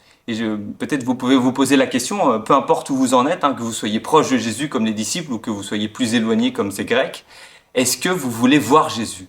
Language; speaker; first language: French; native; French